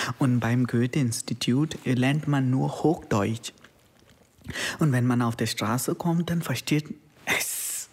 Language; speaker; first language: German; non-native, learner; Konkani